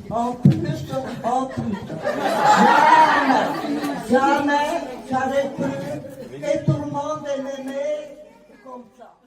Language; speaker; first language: French; non-native, fluent; Italian